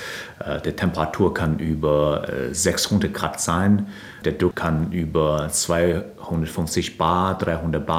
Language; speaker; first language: German; non-native, fluent; Chinese